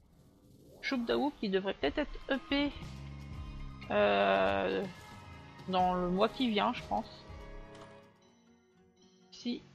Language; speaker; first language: French; native; French